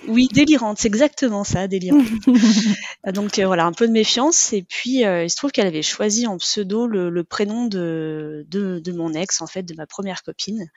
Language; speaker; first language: French; native; French